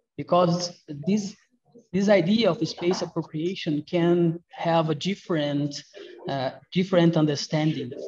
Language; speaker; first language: English; non-native, fluent; Portuguese